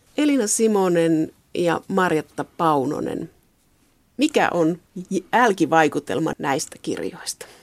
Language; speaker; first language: Finnish; native; Finnish